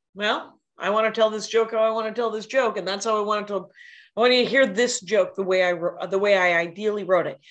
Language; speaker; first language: English; native; English